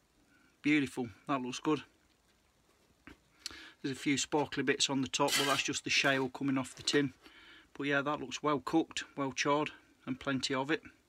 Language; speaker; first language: English; native; English